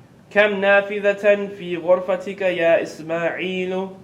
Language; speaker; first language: Arabic; non-native, fluent; English